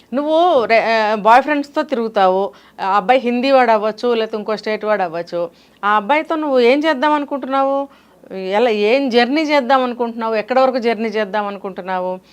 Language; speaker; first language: Telugu; native; Telugu